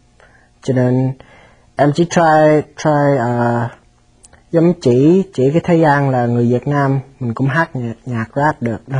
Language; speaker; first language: Vietnamese; early bilingual, heritage; Vietnamese